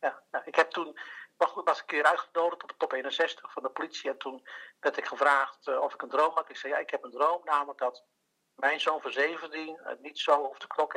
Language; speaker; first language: Dutch; early bilingual, other home language; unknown